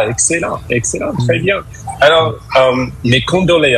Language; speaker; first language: French; non-native, fluent; English